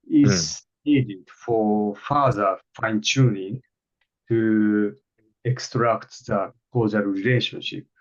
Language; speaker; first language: English; non-native, fluent; Japanese